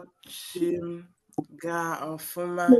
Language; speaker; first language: Igbo; non-native, learner; English